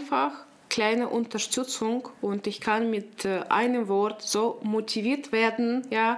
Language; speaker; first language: German; non-native, local second language; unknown